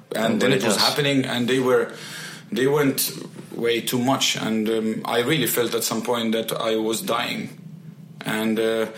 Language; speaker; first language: English; non-native, fluent; Arabic